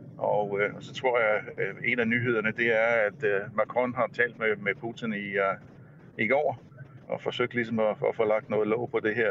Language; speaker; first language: Danish; native; Danish